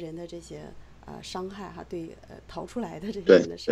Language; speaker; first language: Chinese; native; Chinese